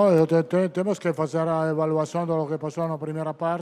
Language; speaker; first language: Portuguese; non-native, fluent; Italian